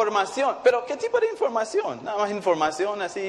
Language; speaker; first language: Spanish; non-native, fluent; English